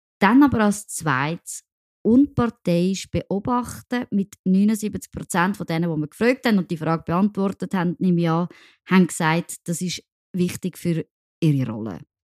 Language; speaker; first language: German; non-native, local second language; French